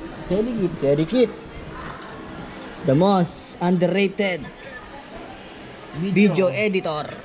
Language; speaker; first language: English; non-native, local second language; Filipino